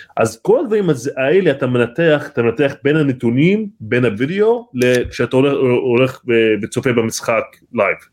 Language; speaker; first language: Hebrew; non-native, local second language; Arabic